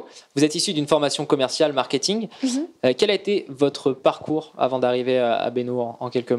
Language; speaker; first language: French; native; French